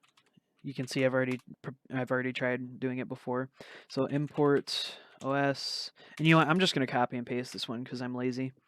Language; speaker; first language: English; native; English